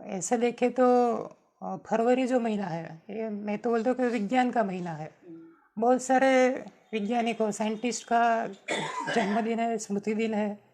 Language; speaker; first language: Hindi; non-native, local second language; Gujarati